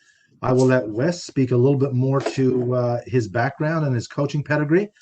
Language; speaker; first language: English; native; English